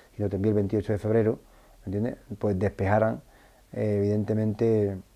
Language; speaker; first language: Spanish; native; Spanish